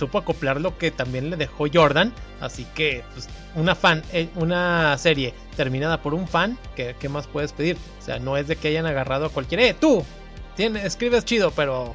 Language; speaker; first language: Spanish; native; Spanish